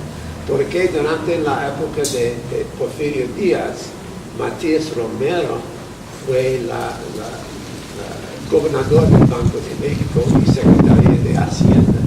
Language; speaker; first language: Spanish; non-native, fluent; English